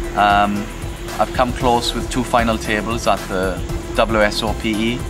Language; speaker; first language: English; native; English